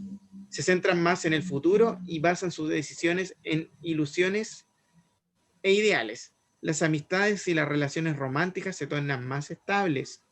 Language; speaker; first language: Spanish; native; Spanish